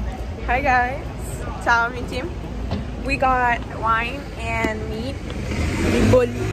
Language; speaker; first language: English; non-native, fluent; Italian